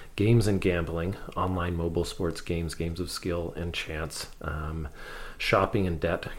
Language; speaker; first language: English; native; English